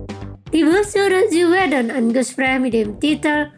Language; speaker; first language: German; non-native, fluent; Indonesian